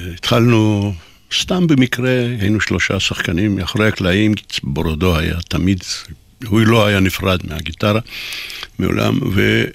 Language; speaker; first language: Hebrew; non-native, fluent; Polish